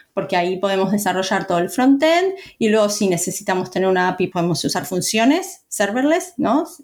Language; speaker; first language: Spanish; native; Spanish